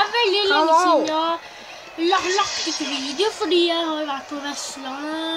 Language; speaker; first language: Norwegian; native; Norwegian